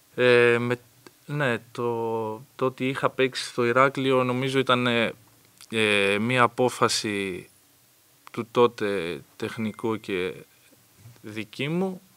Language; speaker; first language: Greek; native; Greek